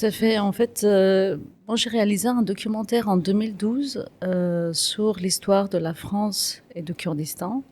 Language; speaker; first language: French; non-native, fluent; Kurdish